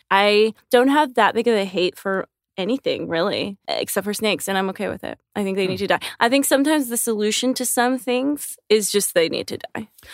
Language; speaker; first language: English; native; English